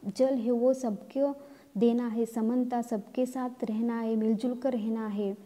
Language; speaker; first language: Hindi; non-native, local second language; Gamit